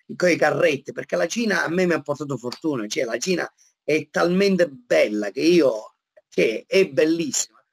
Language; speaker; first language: Italian; native; Italian